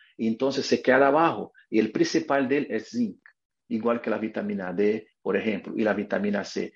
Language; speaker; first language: Spanish; non-native, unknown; Portuguese